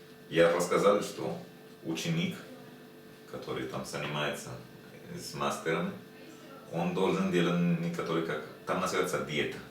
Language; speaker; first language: Russian; non-native, learner; Spanish